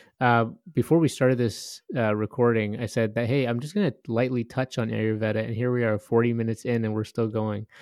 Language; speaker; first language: English; native; English